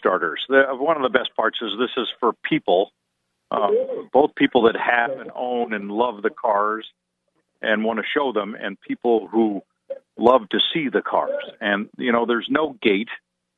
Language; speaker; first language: English; native; English